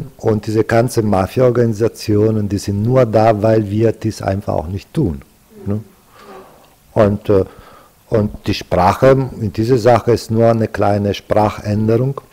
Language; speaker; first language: German; non-native, fluent; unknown